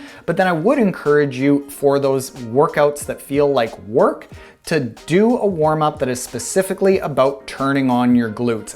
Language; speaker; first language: English; native; English